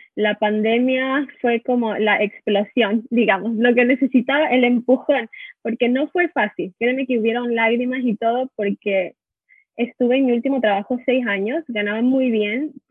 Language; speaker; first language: Spanish; native; Spanish